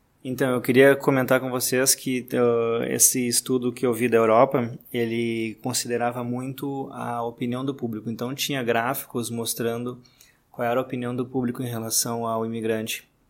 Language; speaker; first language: Portuguese; native; Portuguese